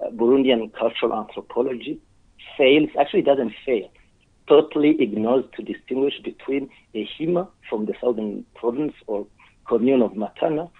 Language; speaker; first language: English; non-native, fluent; Rundi